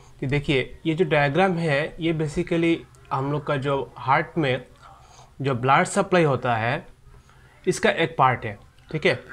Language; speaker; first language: Hindi; non-native, local second language; Bangla